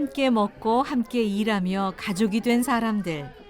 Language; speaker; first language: Korean; native; Korean